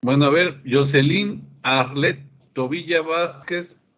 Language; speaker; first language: Spanish; native; Spanish